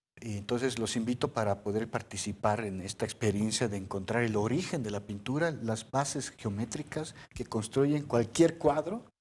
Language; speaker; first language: Spanish; early bilingual, heritage; Spanish